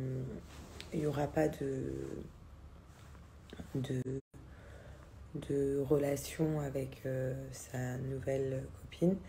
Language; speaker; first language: French; native; French